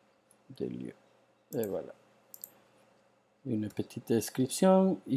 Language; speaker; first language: French; non-native, fluent; Spanish